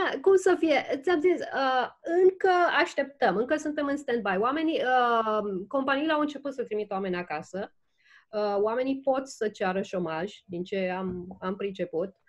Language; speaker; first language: Romanian; native; Romanian